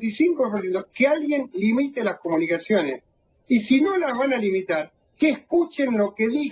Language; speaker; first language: Spanish; native; Spanish